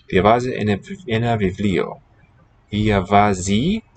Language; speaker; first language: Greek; non-native, learner; English